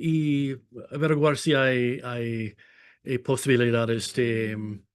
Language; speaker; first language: Spanish; non-native, fluent; English